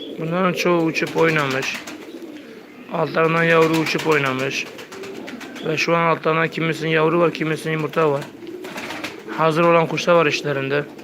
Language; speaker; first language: Turkish; native; Turkish